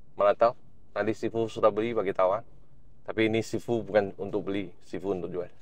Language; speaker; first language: Malay; non-native, local second language; Chinese